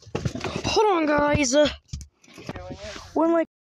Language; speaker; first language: English; native; English